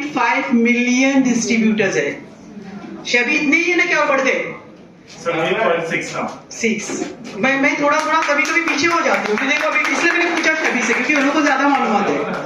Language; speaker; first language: Hindi; native; Hindi